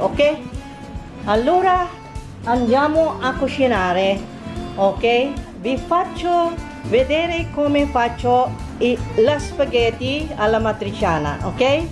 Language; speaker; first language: Italian; non-native, local second language; Filipino